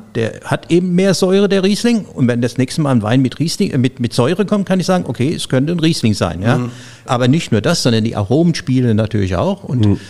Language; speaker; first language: German; native; German